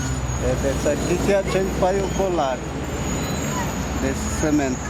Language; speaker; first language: Portuguese; non-native, local second language; Guarani